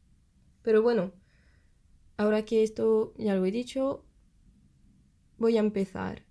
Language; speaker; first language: Spanish; non-native, fluent; French